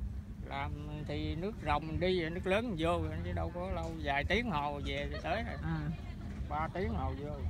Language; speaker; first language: Vietnamese; native; Vietnamese